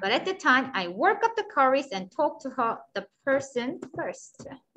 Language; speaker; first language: English; non-native, fluent; Korean